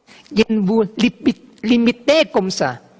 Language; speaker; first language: French; non-native, learner; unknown